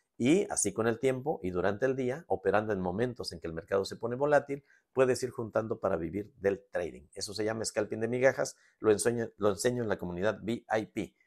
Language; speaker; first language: Spanish; native; Spanish